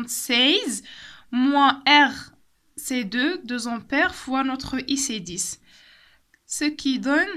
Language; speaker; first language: French; non-native, local second language; Arabic